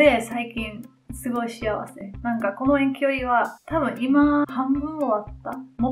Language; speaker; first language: Japanese; non-native, learner; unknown